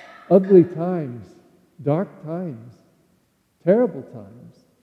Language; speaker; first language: English; native; English